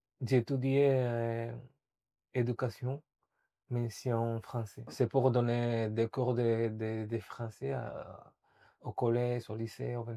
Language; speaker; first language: French; non-native, fluent; Spanish